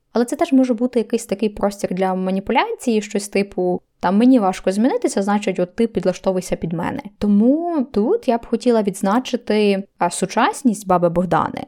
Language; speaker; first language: Ukrainian; native; Ukrainian